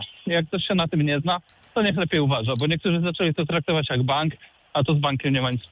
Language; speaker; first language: Polish; native; Polish